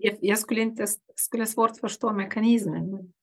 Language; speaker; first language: Swedish; non-native, fluent; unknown